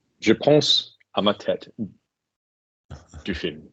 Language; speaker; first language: French; non-native, learner; English